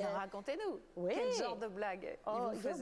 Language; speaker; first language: French; native; French